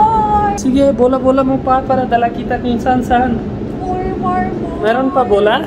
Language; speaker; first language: Filipino; non-native, learner; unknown